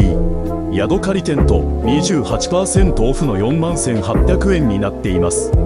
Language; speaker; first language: Japanese; native; Japanese